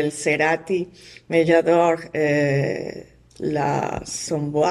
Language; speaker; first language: French; non-native, learner; Spanish